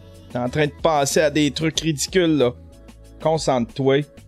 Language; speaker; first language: French; native; French